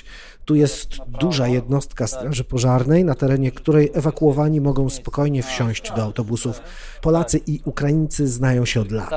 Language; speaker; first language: Polish; native; Polish